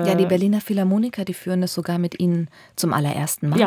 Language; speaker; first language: German; native; German